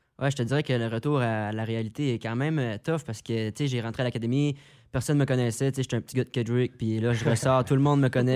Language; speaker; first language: French; native; French